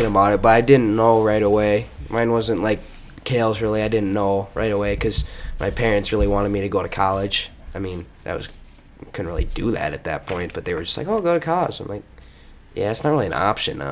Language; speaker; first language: English; native; English